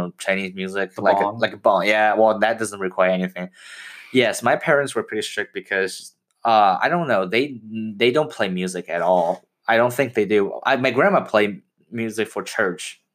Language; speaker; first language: English; non-native, fluent; Chinese